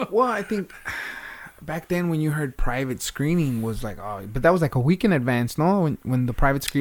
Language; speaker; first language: English; early bilingual, other home language; Spanish